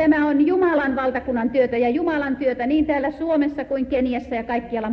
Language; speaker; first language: Finnish; native; Finnish